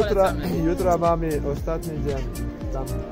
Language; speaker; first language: Polish; non-native, learner; Georgian